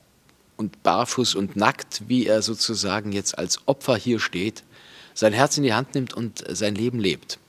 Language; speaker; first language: German; native; German